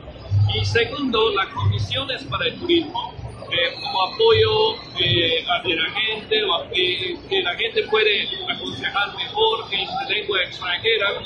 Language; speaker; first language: Spanish; non-native, fluent; Japanese